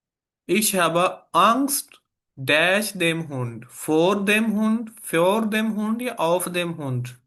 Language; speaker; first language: German; non-native, fluent; Urdu